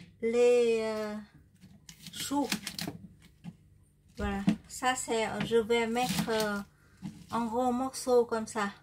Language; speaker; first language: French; non-native, learner; Vietnamese